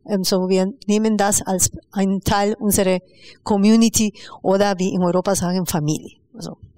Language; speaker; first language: German; non-native, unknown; Spanish